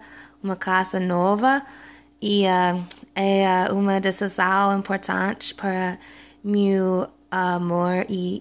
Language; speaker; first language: Portuguese; non-native, learner; English